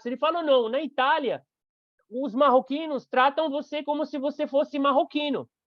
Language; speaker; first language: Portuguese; non-native, fluent; Arabic